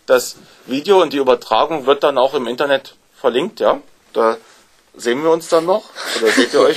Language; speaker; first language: German; native; German